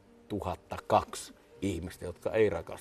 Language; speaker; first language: Finnish; native; Finnish